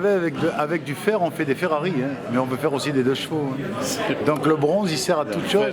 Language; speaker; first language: French; native; French